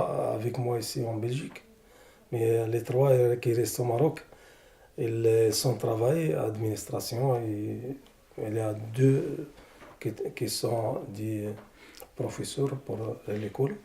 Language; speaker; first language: French; non-native, learner; Arabic